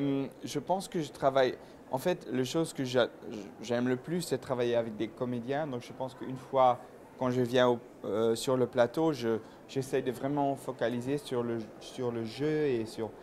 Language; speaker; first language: French; non-native, local second language; Dutch